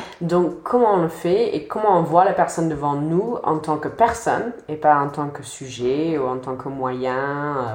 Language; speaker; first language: French; non-native, fluent; English